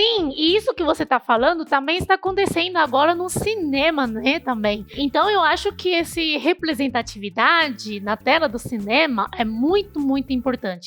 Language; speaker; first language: Portuguese; non-native, fluent; Chinese